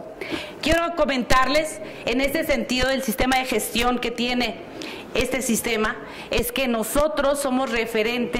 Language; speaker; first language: Spanish; native; Spanish